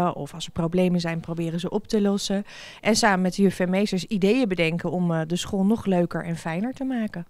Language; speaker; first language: Dutch; native; Dutch